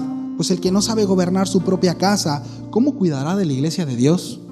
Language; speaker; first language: Spanish; native; Spanish